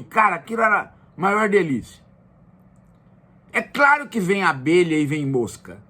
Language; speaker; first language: Portuguese; native; Portuguese